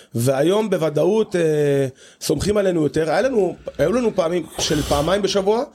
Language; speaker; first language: Hebrew; native; Hebrew